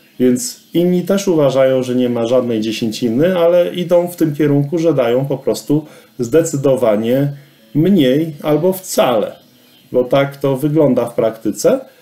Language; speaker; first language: Polish; native; Polish